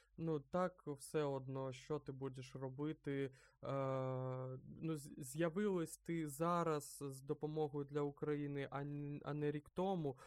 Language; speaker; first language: Ukrainian; non-native, local second language; Russian